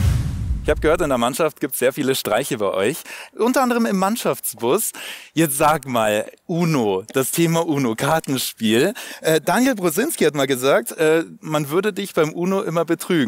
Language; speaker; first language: German; native; German